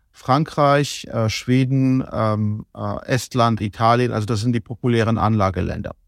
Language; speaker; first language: German; non-native, fluent; Georgian